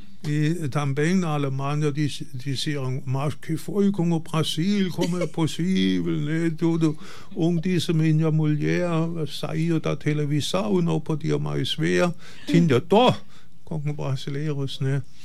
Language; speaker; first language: Portuguese; non-native, fluent; German